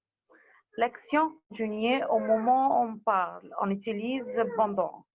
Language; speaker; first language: French; non-native, learner; Arabic